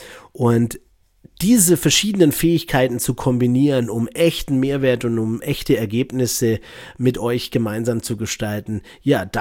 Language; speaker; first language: German; native; German